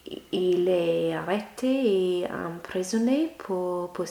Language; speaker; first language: French; non-native, learner; English